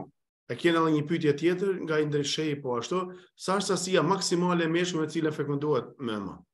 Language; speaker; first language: Albanian; native; Albanian